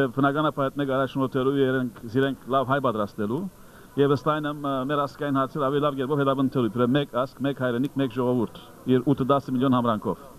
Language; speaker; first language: Armenian; early bilingual, heritage; Armenian